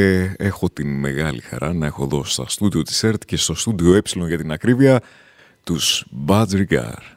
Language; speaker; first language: Greek; native; Greek